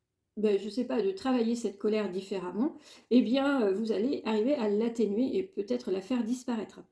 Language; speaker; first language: French; native; French